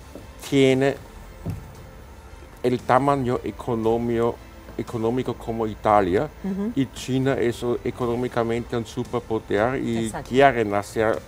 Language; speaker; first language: Spanish; non-native, fluent; German